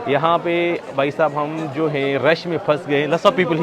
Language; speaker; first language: Hindi; non-native, local second language; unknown